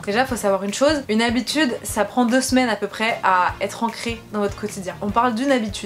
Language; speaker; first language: French; native; French